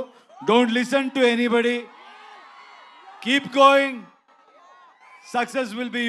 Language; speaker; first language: Telugu; non-native, learner; Kannada